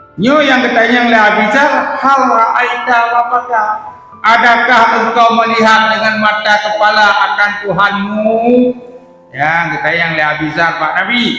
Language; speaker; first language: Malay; non-native, local second language; Achinese